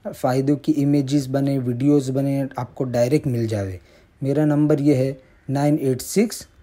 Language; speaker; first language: Urdu; non-native, local second language; Gujarati